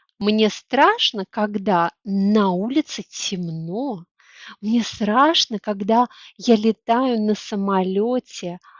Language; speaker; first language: Russian; native; Russian